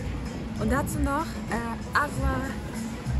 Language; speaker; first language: German; native; German